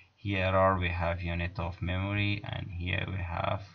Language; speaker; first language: English; non-native, fluent; Persian